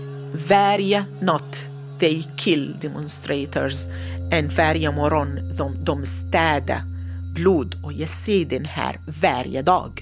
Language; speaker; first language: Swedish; non-native, learner; Arabic